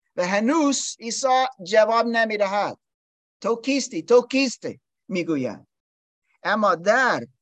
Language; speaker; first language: Persian; non-native, learner; English